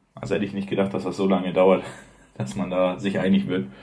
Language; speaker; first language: German; native; German